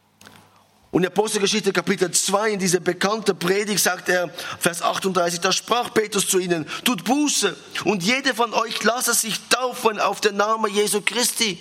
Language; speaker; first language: German; non-native, fluent; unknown